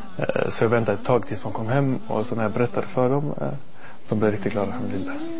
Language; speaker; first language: Swedish; non-native, learner; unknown